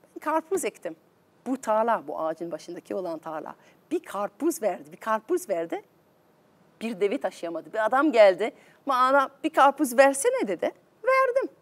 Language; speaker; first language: Turkish; non-native, fluent; French